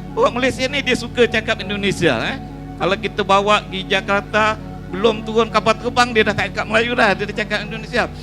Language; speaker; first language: Malay; native; Malay